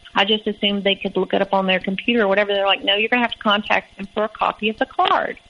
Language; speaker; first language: English; native; English